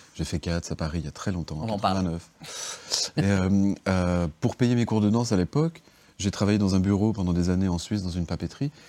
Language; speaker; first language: French; native; French